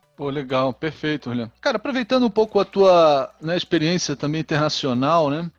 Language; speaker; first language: Portuguese; native; Portuguese